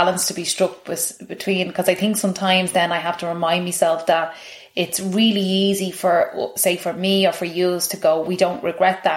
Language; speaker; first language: English; native; English